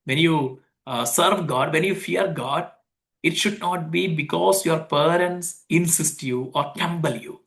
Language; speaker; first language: English; non-native, local second language; Malayalam